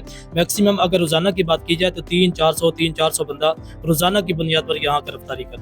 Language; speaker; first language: Urdu; native; Urdu